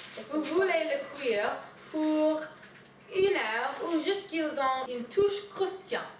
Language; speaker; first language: French; non-native, learner; English